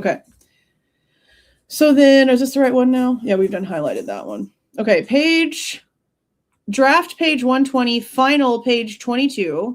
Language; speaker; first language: English; native; English